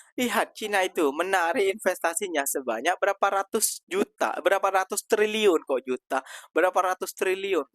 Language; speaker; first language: Indonesian; native; Indonesian